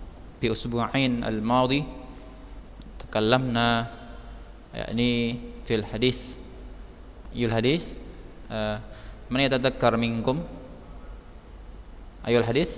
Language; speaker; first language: Arabic; non-native, fluent; Indonesian